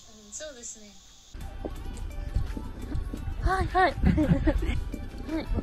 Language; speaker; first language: Japanese; non-native, learner; Nepali